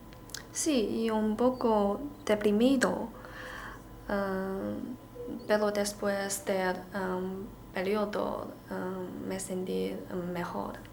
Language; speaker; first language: Spanish; non-native, learner; Chinese